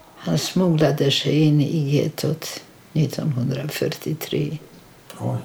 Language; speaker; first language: Swedish; non-native, fluent; Polish